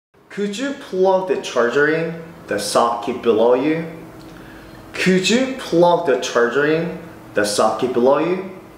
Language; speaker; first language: English; non-native, fluent; Korean